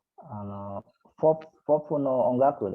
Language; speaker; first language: Japanese; non-native, learner; Indonesian